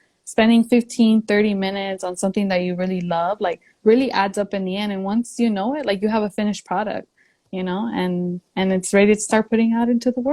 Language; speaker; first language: English; early bilingual, other home language; Spanish